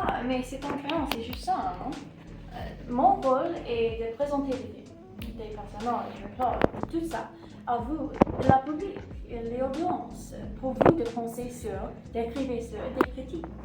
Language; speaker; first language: French; non-native, learner; English